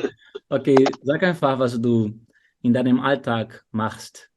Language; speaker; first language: German; non-native, fluent; Portuguese